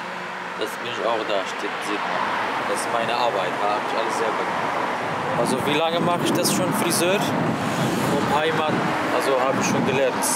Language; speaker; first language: German; non-native, learner; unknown